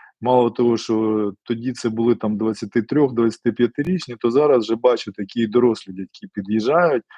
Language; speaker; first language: Ukrainian; non-native, local second language; Russian